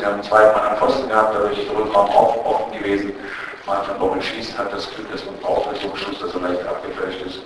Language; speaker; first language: German; native; German